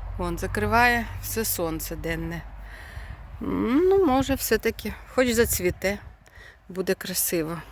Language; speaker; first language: Ukrainian; non-native, local second language; Russian